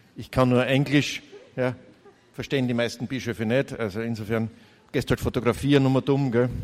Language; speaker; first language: German; native; German